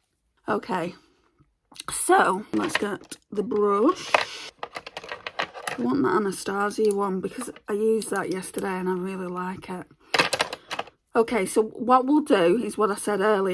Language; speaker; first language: English; native; English